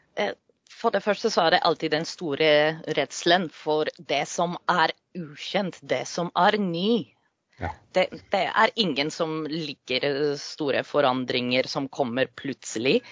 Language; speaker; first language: Norwegian; non-native, fluent; Polish